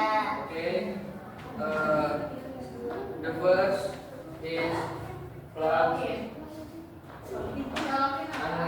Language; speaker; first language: English; non-native, learner; Indonesian